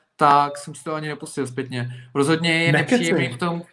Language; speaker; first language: Czech; native; Czech